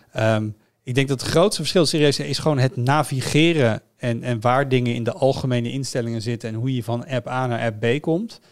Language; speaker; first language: Dutch; native; Dutch